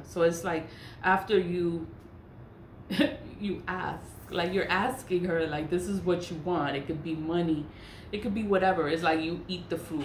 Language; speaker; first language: English; native; English